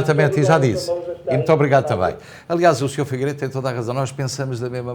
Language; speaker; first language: Portuguese; native; Portuguese